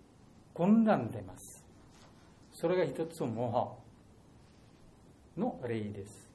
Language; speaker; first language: Japanese; non-native, learner; Bangla